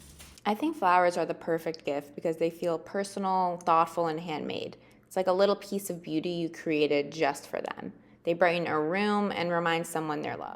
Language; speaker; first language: English; native; English